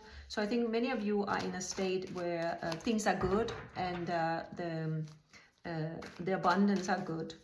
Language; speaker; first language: English; non-native, fluent; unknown